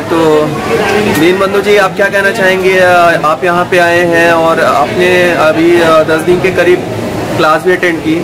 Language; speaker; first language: Hindi; native; Hindi